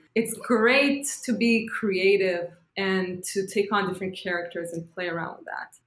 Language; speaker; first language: English; non-native, fluent; Hebrew